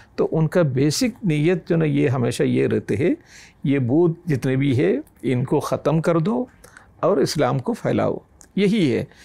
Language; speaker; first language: Hindi; non-native, local second language; Malayalam